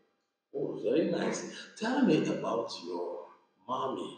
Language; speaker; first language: English; non-native, fluent; Vietnamese